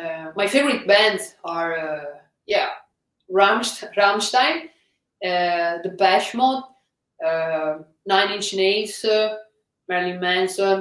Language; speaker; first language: English; non-native, fluent; Italian